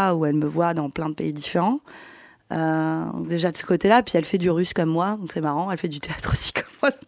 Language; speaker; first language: French; early bilingual, other home language; Arabic